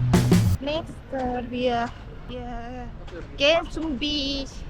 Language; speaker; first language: German; non-native, learner; Thai